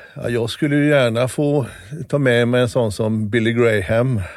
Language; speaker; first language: Swedish; native; Swedish